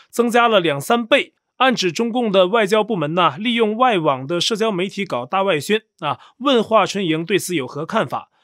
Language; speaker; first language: Chinese; native; Chinese